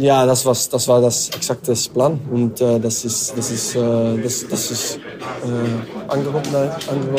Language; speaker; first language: German; non-native, learner; French